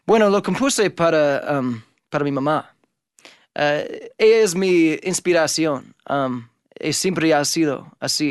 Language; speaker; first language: Spanish; non-native, fluent; English